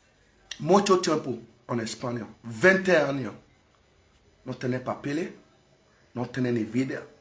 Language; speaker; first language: Spanish; non-native, learner; Bini